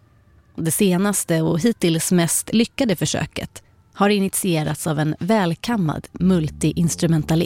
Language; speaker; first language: Swedish; native; Swedish